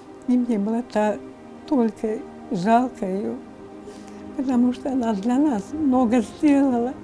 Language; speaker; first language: Russian; non-native, local second language; Turkmen